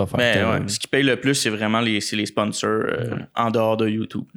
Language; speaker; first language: French; native; French